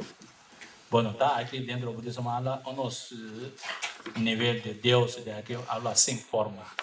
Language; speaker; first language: Spanish; non-native, learner; Tibetan